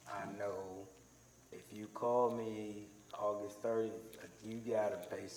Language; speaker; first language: English; native; English